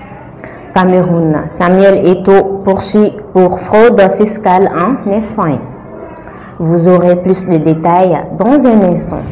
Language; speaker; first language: French; non-native, local second language; Bambara